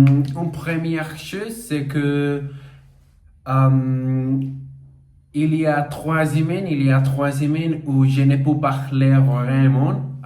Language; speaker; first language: French; non-native, learner; Portuguese